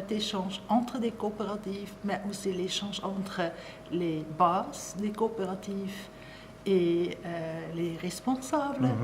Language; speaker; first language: French; non-native, local second language; German